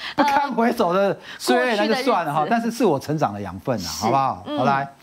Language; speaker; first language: Chinese; native; Chinese